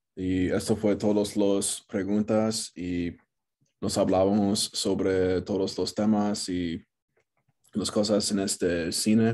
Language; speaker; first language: Spanish; non-native, learner; English